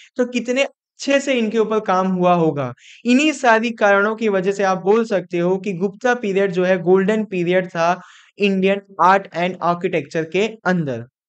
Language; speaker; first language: Hindi; non-native, local second language; Gujarati